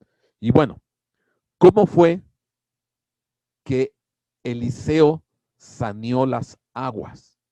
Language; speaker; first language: Spanish; native; Spanish